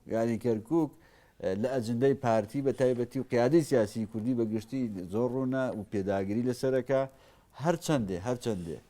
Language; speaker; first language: Central Kurdish; native; Central Kurdish